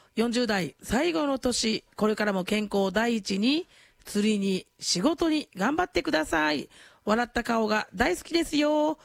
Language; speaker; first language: Japanese; native; Japanese